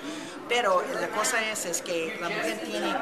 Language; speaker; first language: Spanish; early bilingual, heritage; Spanish